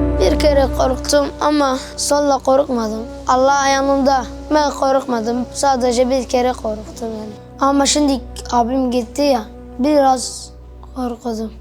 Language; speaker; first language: Turkish; early bilingual, other home language; Arabic